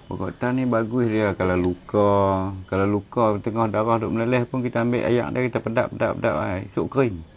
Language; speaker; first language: Malay; native; Malay